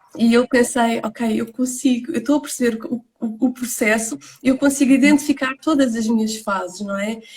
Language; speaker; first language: Portuguese; native; Portuguese